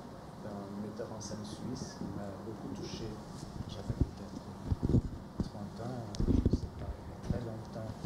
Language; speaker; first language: French; non-native, fluent; Portuguese